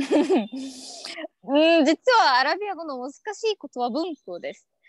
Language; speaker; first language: Japanese; non-native, learner; Arabic